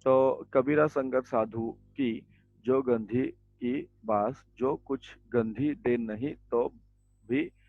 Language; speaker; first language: Hindi; non-native, local second language; Marathi